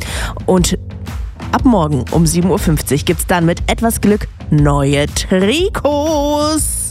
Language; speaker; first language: German; native; German